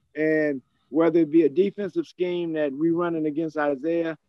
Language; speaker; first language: English; native; English